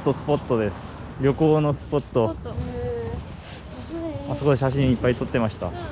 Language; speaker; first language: Japanese; non-native, learner; Korean